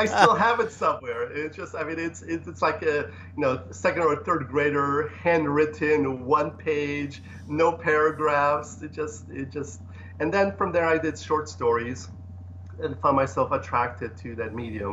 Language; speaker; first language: English; early bilingual, other home language; Polish